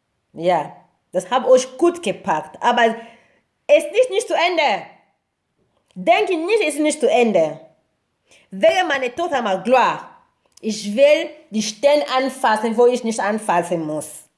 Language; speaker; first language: German; non-native, learner; Lingala